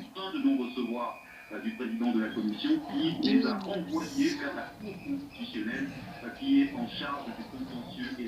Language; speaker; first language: French; native; French